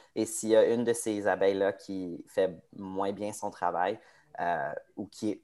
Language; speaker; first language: French; native; French